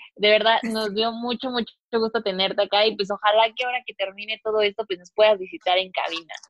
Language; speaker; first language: Spanish; native; Spanish